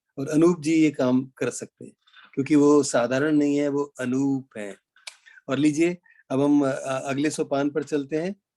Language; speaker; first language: Hindi; native; Hindi